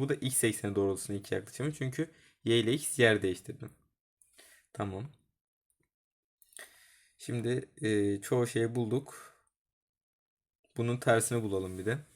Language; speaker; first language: Turkish; native; Turkish